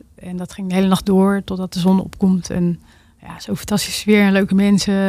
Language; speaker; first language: Dutch; native; Dutch